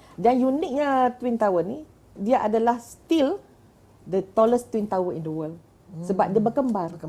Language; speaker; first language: Malay; native; Malay